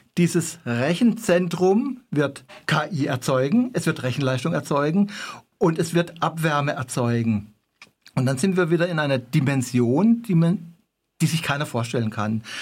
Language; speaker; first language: German; native; German